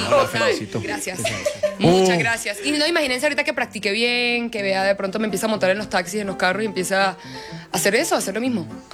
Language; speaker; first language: Spanish; native; Spanish